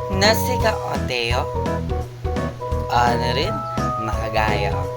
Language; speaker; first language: Korean; non-native, learner; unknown